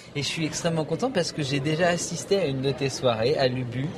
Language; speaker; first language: French; native; French